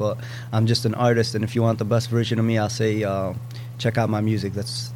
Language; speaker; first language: English; native; English